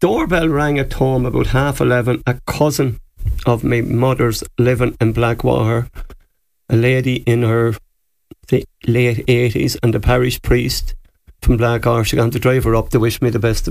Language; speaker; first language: English; native; English